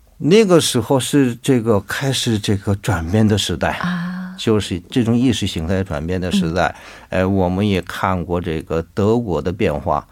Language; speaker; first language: Chinese; non-native, fluent; Korean